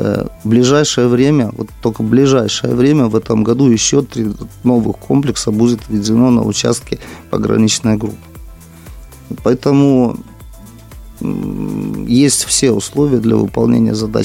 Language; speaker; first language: Russian; native; Russian